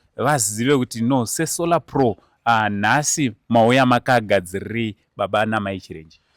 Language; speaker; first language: Shona; native; Shona